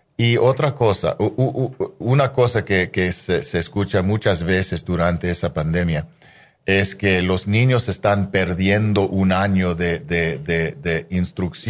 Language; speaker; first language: Spanish; non-native, fluent; English